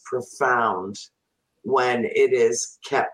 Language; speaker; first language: English; native; English